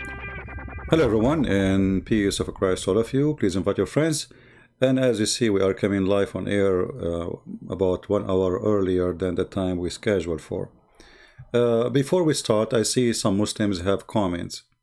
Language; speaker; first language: English; non-native, fluent; Arabic